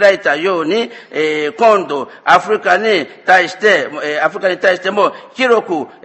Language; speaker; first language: Japanese; non-native, fluent; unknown